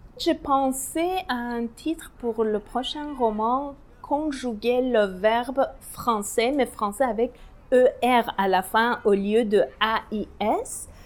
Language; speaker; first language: French; non-native, fluent; Persian